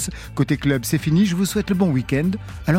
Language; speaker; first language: French; native; French